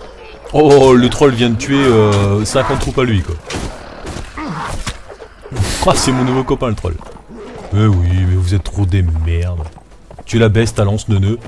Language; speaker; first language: French; native; French